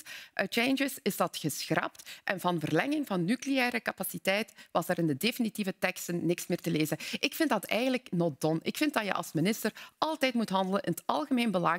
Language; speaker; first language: Dutch; native; Dutch